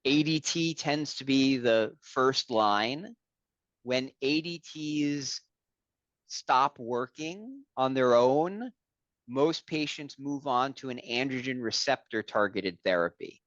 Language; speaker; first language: English; native; English